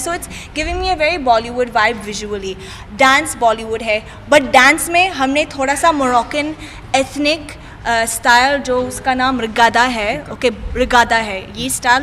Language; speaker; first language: Hindi; non-native, fluent; English